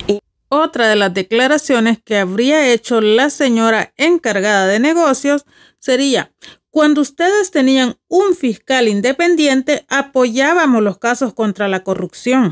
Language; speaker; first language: Spanish; native; Spanish